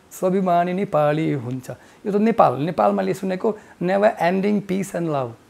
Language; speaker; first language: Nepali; non-native, fluent; Russian